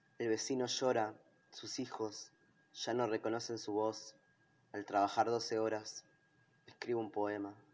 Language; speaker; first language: Spanish; native; Spanish